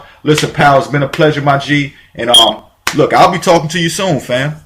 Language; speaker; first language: English; native; English